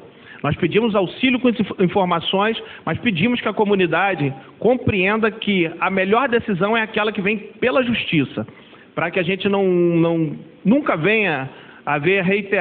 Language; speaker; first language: Portuguese; native; Portuguese